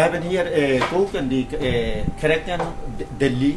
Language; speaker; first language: Dutch; non-native, local second language; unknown